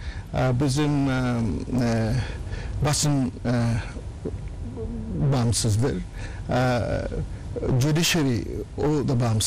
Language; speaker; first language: Turkish; non-native, learner; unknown